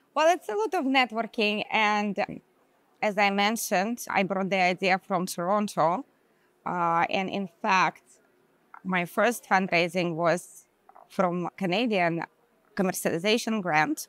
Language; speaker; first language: English; non-native, fluent; Hebrew